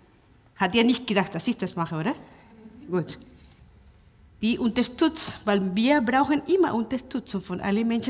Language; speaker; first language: German; non-native, fluent; Spanish